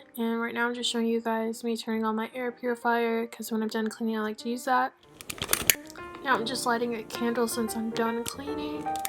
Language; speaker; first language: English; native; English